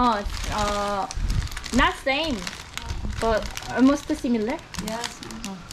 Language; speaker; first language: English; non-native, learner; Korean